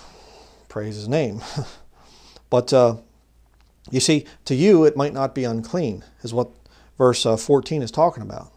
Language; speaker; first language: English; native; English